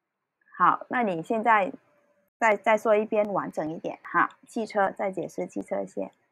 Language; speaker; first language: Chinese; early bilingual, heritage; Cantonese